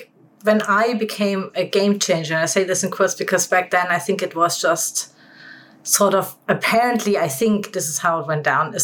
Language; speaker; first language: English; non-native, fluent; German